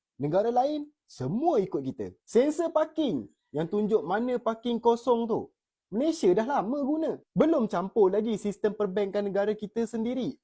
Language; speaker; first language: Malay; native; Malay